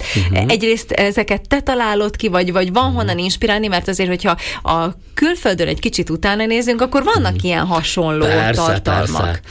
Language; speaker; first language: Hungarian; native; Hungarian